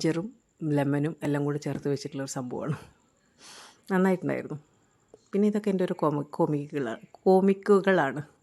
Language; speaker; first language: Malayalam; native; Malayalam